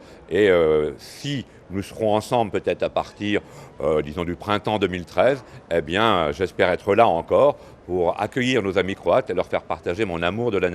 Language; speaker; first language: French; native; French